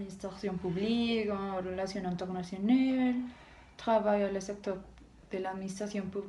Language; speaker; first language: French; non-native, learner; Spanish